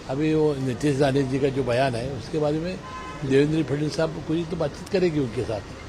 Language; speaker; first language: Hindi; non-native, local second language; Marathi